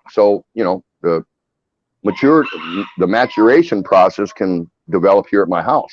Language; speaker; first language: English; native; English